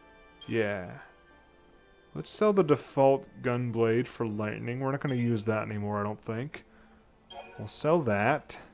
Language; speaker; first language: English; native; English